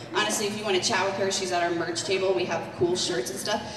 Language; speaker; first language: English; native; English